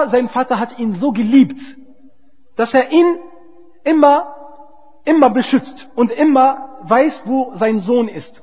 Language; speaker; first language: German; non-native, fluent; Arabic